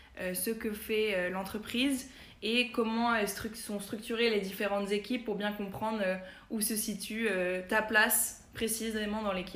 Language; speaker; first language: French; native; French